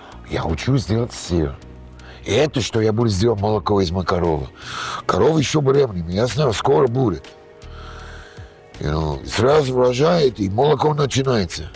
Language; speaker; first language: Russian; non-native, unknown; English